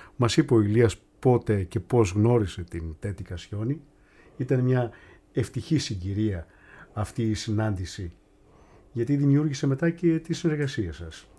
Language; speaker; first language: Greek; native; Greek